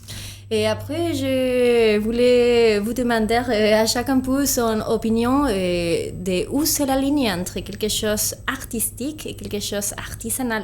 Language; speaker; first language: French; non-native, fluent; Spanish